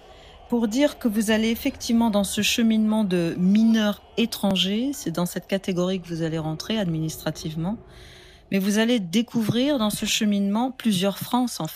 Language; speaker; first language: French; native; French